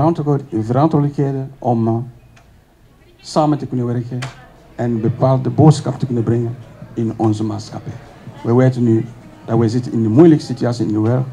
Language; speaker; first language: Dutch; non-native, learner; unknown